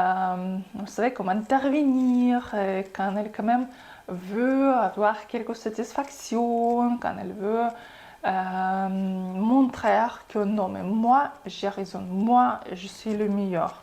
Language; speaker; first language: French; non-native, fluent; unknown